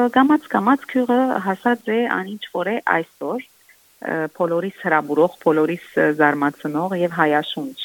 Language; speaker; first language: Armenian; native; Armenian